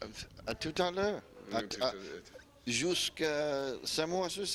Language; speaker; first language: French; non-native, learner; English